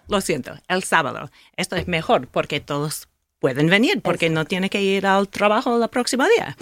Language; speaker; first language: Spanish; non-native, learner; English